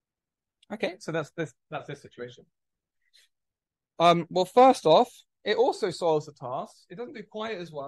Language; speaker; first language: English; native; English